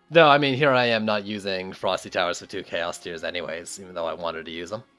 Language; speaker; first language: English; native; English